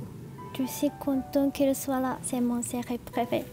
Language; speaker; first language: French; non-native, learner; Japanese